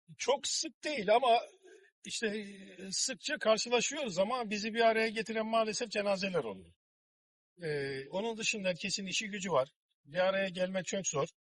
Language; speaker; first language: Turkish; native; Turkish